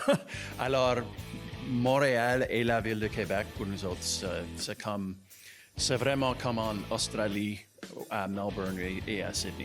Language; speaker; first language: French; non-native, local second language; English